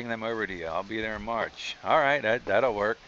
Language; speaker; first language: English; native; English